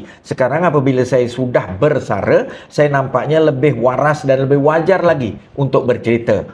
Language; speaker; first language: Malay; native; Malay